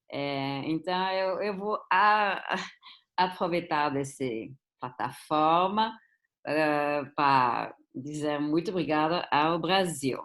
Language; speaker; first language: Portuguese; non-native, fluent; German